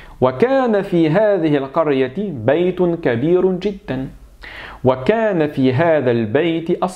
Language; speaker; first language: Arabic; non-native, fluent; French